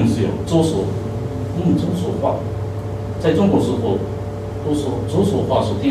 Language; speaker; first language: Chinese; non-native, learner; Japanese